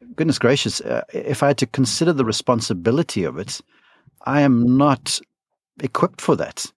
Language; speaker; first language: English; native; English